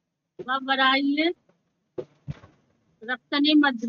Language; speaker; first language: Persian; non-native, learner; Urdu